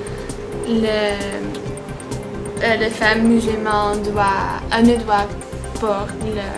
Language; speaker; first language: French; non-native, learner; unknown